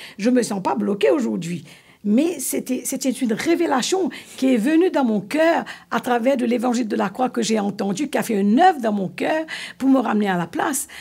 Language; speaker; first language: French; non-native, local second language; Morisyen